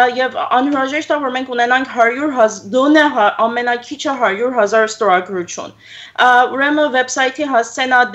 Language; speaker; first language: Armenian; early bilingual, heritage; Armenian